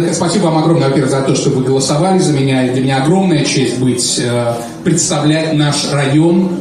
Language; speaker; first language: Russian; native; Russian